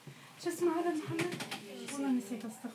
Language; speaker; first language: Finnish; non-native, learner; Arabic